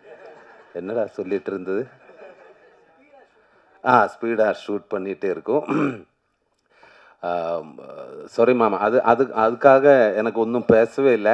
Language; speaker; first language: Tamil; non-native, learner; Malayalam